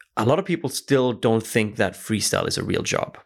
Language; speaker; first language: English; early bilingual, other home language; Norwegian